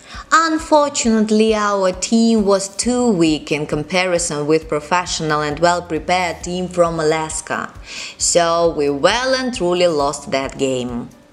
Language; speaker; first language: English; non-native, fluent; Russian